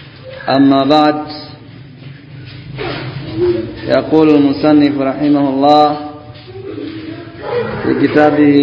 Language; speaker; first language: Arabic; non-native, fluent; Swahili